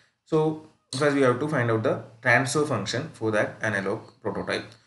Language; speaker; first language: English; non-native, local second language; Malayalam